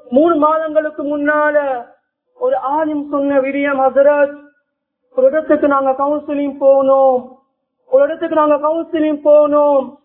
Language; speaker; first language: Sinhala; non-native, local second language; Tamil